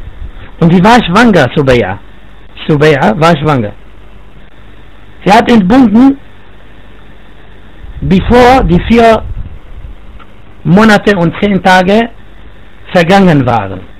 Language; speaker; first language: German; non-native, fluent; Arabic